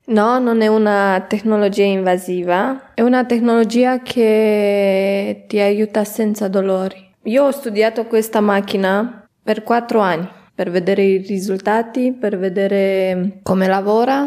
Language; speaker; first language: Italian; non-native, fluent; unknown